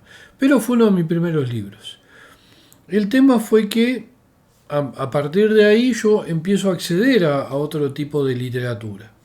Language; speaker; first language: Spanish; native; Spanish